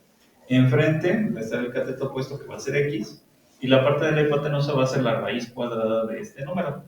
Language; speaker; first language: Spanish; native; Spanish